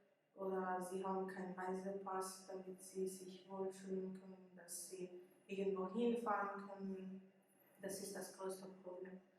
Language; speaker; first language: German; early bilingual, other home language; Persian